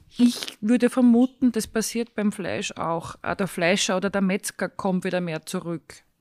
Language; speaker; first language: German; native; German